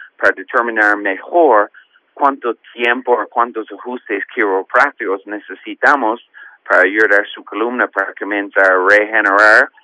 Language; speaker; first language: Spanish; non-native, fluent; English